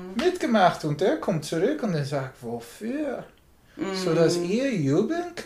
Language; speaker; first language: German; non-native, learner; English